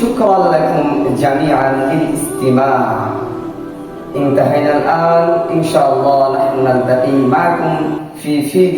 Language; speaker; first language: Arabic; non-native, learner; Bangla